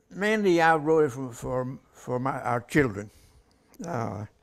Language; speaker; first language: English; early bilingual, other home language; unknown